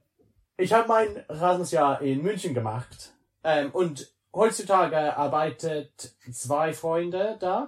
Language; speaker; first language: German; non-native, learner; English